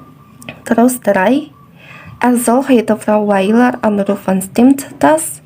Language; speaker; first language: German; non-native, fluent; Indonesian